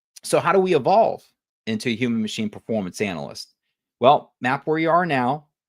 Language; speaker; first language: English; native; English